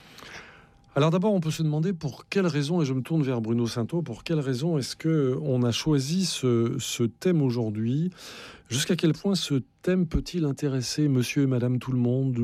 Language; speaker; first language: French; native; French